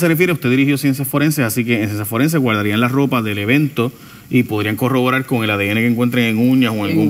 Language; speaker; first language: Spanish; native; Spanish